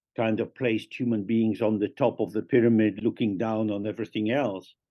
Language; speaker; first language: English; native; English